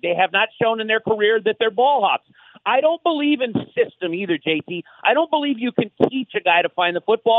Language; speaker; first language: English; native; English